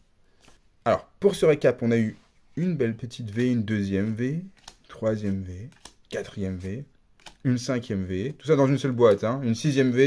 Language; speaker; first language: French; native; French